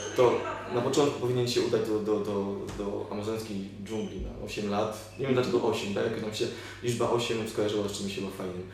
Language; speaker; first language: Polish; native; Polish